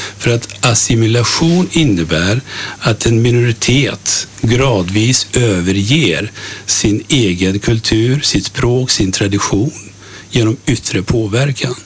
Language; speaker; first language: Swedish; early bilingual, other home language; Turkish